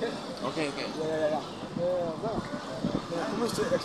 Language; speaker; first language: Spanish; non-native, learner; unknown